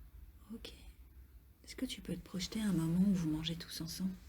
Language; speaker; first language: French; native; French